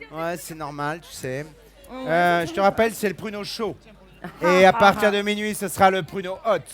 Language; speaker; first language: French; native; French